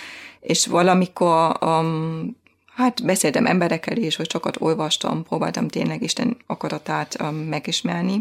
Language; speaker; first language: Hungarian; non-native, fluent; German